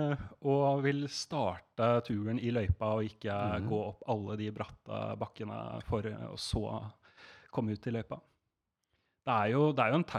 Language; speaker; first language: Norwegian; native; Norwegian